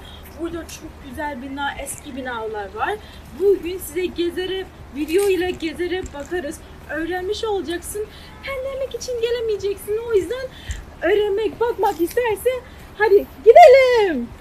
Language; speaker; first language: Turkish; non-native, learner; Chinese